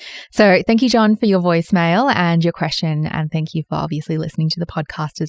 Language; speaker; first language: English; native; English